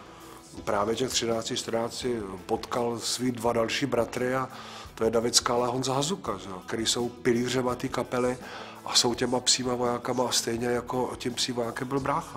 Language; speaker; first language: Czech; native; Czech